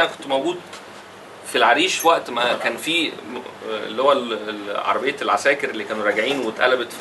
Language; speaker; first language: Arabic; native; Arabic